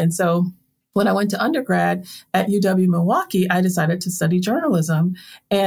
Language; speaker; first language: English; native; English